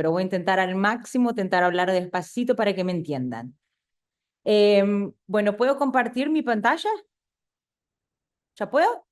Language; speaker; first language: Spanish; non-native, fluent; Portuguese